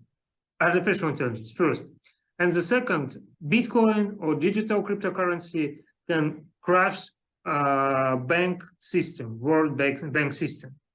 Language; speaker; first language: English; non-native, learner; Russian